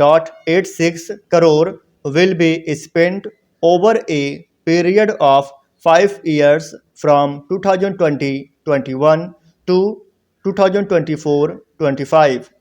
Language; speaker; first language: English; non-native, local second language; Hindi